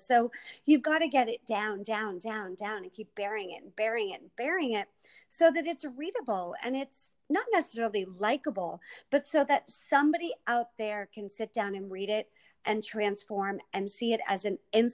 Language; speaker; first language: English; native; English